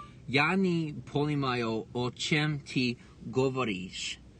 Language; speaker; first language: Russian; non-native, learner; English